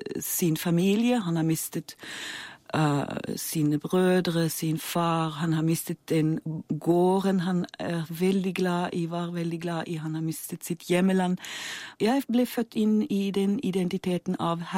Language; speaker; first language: Norwegian; non-native, fluent; German